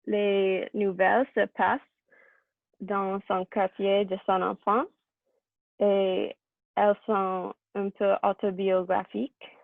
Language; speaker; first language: French; non-native, learner; English